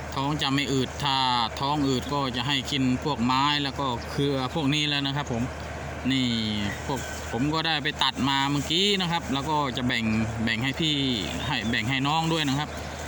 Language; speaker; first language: Thai; non-native, local second language; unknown